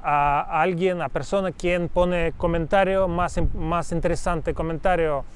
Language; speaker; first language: Spanish; non-native, fluent; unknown